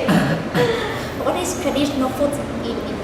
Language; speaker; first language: English; non-native, fluent; Vietnamese